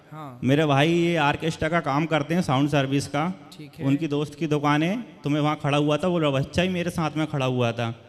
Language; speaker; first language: Hindi; native; Hindi